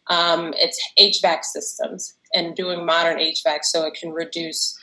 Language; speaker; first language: English; native; English